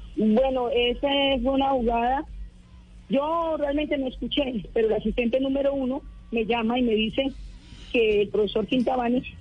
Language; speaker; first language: Spanish; native; Spanish